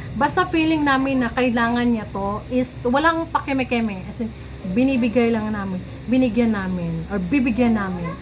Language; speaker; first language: Filipino; non-native, local second language; Cebuano